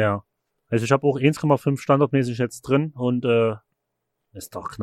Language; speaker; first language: German; native; German